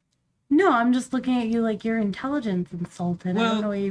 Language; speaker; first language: English; native; English